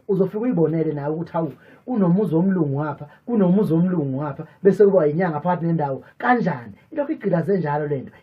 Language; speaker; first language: Zulu; native; Zulu